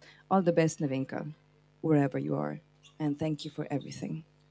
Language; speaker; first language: English; non-native, fluent; Slovenian